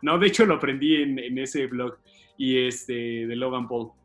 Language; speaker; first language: Spanish; native; Spanish